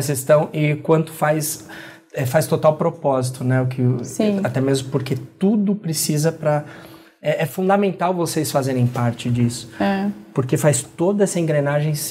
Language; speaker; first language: Portuguese; native; Portuguese